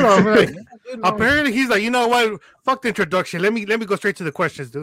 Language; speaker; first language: English; early bilingual, other home language; Spanish